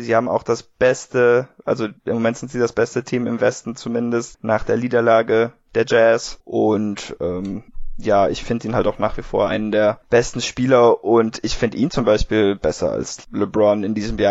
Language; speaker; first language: German; native; German